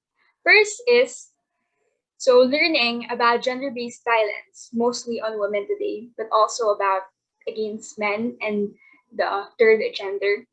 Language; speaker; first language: English; non-native, local second language; Filipino